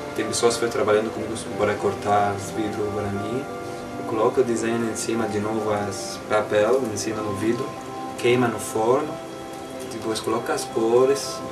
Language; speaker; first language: Portuguese; non-native, learner; Arabic